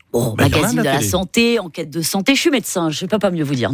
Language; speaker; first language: French; native; French